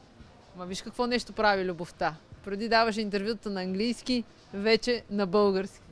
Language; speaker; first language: Bulgarian; native; Bulgarian